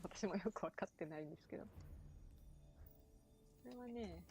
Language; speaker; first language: Japanese; native; Japanese